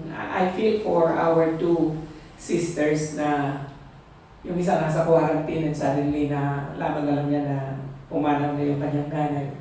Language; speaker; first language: Filipino; native; Filipino